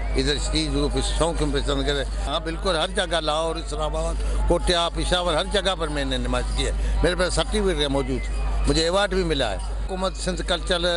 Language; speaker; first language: Urdu; non-native, local second language; Sindhi